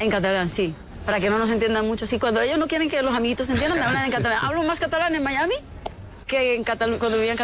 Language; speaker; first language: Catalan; non-native, learner; Spanish